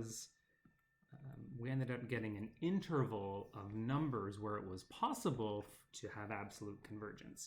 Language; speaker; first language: English; native; English